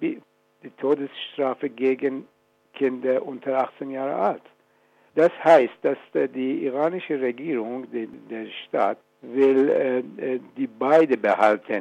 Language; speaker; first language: German; non-native, fluent; Persian